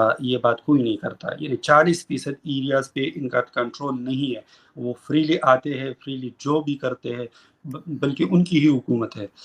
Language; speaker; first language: Urdu; non-native, local second language; Pashto